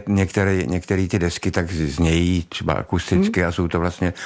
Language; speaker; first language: Czech; native; Czech